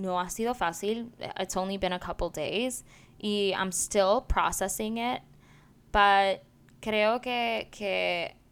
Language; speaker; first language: English; non-native, local second language; Spanish